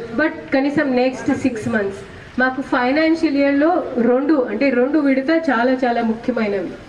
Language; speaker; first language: Telugu; non-native, fluent; Hindi